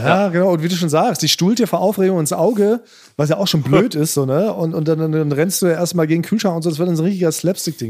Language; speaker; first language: German; native; German